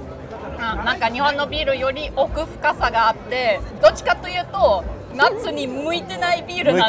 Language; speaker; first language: Japanese; non-native, fluent; German